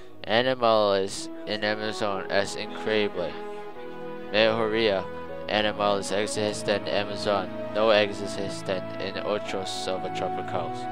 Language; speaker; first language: Spanish; non-native, learner; English